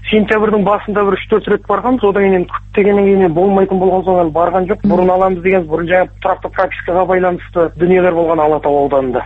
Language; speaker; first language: Kazakh; early bilingual, heritage; Kazakh